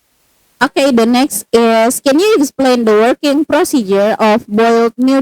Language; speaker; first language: English; non-native, fluent; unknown